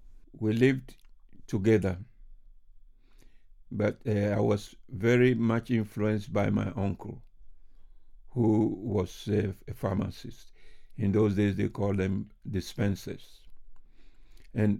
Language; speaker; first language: English; non-native, local second language; Ga